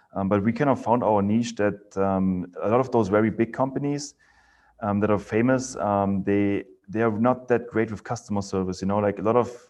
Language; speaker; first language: English; non-native, fluent; German